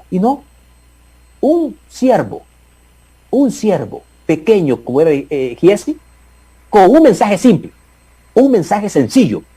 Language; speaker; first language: Spanish; native; Spanish